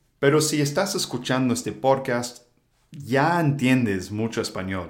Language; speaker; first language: Spanish; non-native, fluent; English